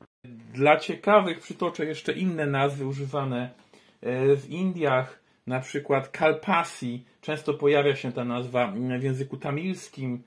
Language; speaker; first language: Polish; native; Polish